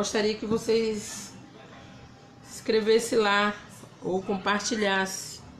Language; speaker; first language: Portuguese; native; Portuguese